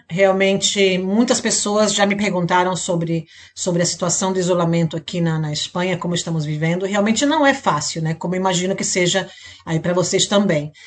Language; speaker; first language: Portuguese; native; Portuguese